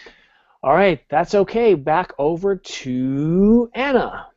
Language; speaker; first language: English; native; English